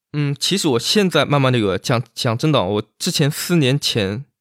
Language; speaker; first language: Chinese; native; Chinese